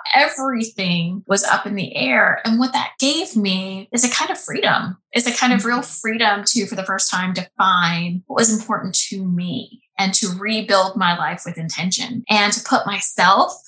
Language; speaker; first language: English; native; English